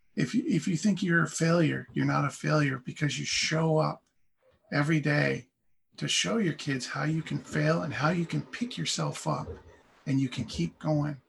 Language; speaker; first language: English; native; English